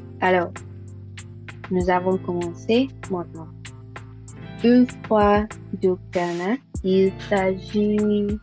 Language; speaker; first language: French; non-native, learner; Yoruba